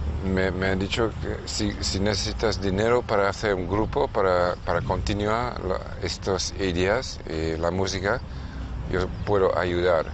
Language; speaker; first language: Spanish; non-native, fluent; English